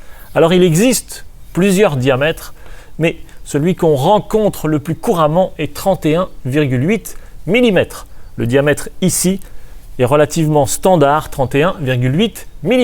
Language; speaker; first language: French; native; French